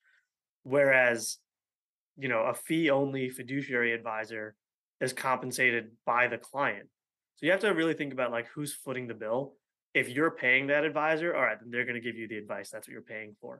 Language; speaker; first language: English; native; English